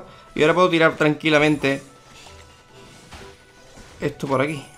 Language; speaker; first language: Spanish; native; Spanish